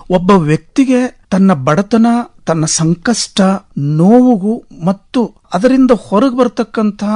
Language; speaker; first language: Kannada; native; Kannada